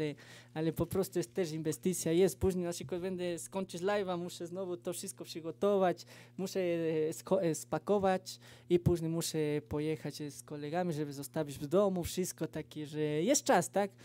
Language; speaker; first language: Polish; non-native, fluent; Spanish